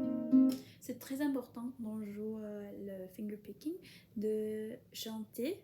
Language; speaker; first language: French; non-native, fluent; Spanish